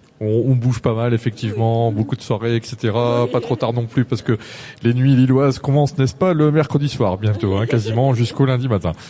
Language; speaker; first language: French; native; French